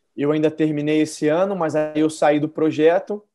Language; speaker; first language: Portuguese; native; Portuguese